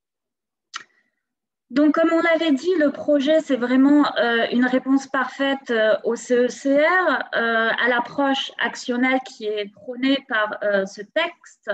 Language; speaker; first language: French; native; French